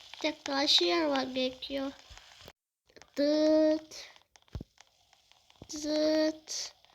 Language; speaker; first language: Turkish; native; Turkish